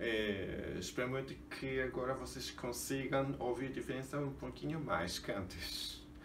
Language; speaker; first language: Portuguese; non-native, fluent; Japanese